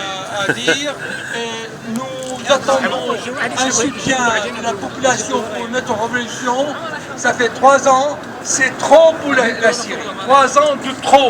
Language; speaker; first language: French; non-native, fluent; Arabic